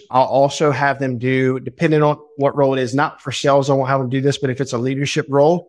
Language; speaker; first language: English; native; English